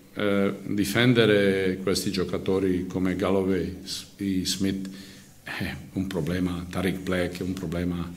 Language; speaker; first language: Italian; non-native, fluent; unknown